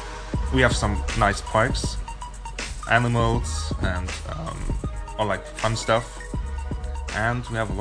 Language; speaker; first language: English; non-native, learner; Luxembourgish